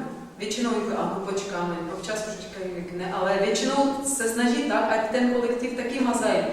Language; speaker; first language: Czech; non-native, fluent; Russian